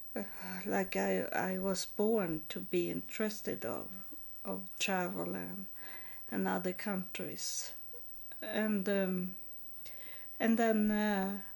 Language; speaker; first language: English; non-native, learner; Swedish